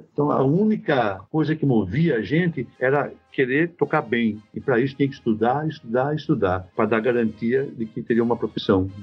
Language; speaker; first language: Portuguese; native; Portuguese